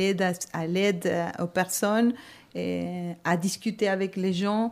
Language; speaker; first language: French; non-native, fluent; Spanish